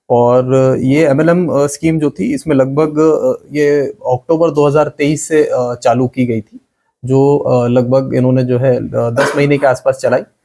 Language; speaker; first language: Hindi; non-native, local second language; Gujarati